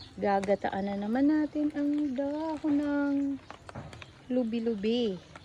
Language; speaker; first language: Filipino; non-native, local second language; Bikol